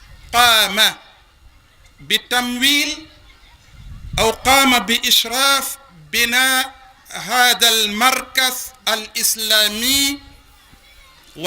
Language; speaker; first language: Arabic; non-native, fluent; Wolof